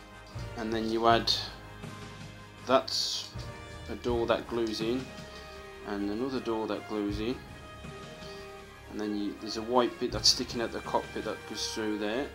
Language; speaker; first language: English; native; English